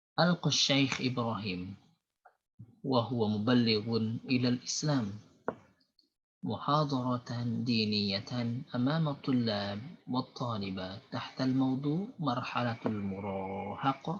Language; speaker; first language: Arabic; non-native, fluent; Indonesian